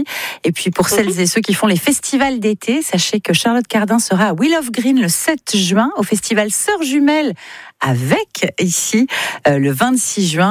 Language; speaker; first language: French; native; French